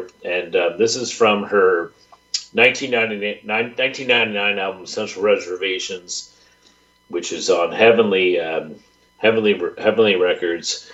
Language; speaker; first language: English; native; English